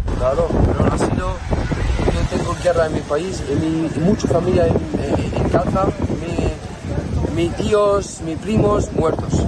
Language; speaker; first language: Spanish; non-native, learner; Arabic